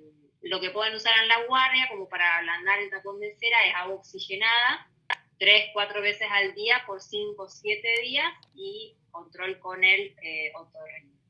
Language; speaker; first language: Spanish; native; Spanish